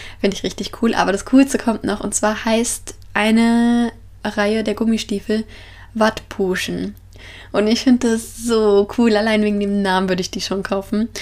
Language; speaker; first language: German; native; German